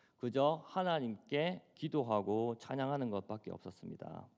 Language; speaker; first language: Korean; native; Korean